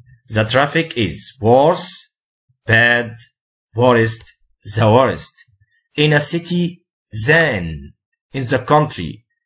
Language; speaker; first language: English; non-native, fluent; Arabic